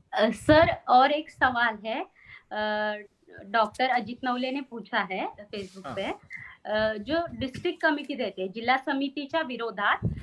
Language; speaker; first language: Hindi; non-native, local second language; Marathi